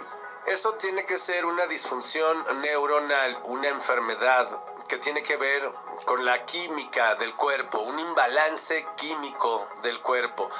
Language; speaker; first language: Spanish; native; Spanish